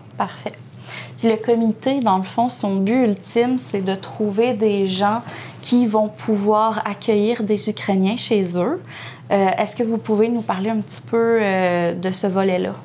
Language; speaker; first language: French; native; French